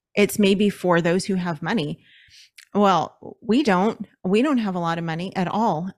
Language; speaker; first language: English; native; English